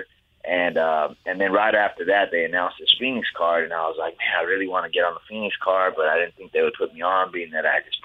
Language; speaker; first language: English; native; English